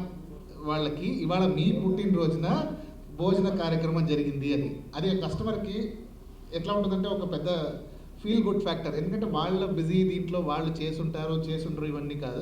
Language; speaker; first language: Telugu; native; Telugu